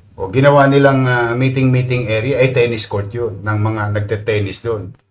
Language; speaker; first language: Filipino; native; Filipino